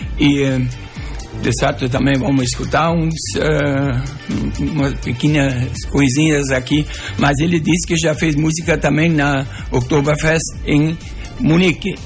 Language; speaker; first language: Portuguese; non-native, local second language; German